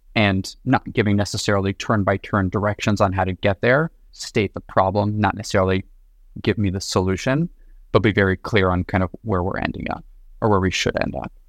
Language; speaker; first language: English; native; English